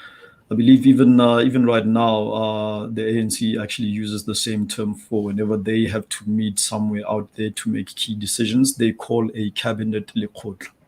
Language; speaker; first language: English; non-native, local second language; Tswana